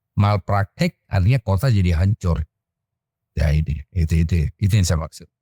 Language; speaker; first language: Indonesian; native; Indonesian